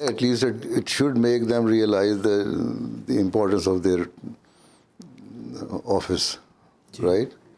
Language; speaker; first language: English; non-native, local second language; Urdu